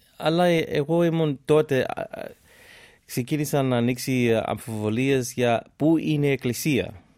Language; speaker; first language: Greek; non-native, fluent; English